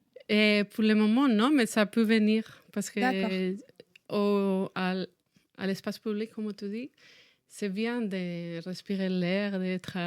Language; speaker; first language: French; non-native, fluent; Spanish